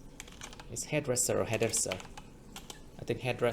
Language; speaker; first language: English; non-native, fluent; Vietnamese